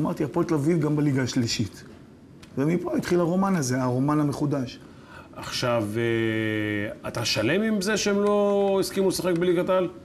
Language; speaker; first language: Hebrew; native; Hebrew